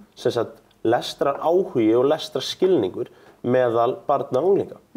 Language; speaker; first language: Icelandic; early bilingual, heritage; Icelandic